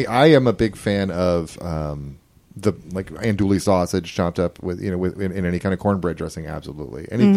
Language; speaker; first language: English; native; English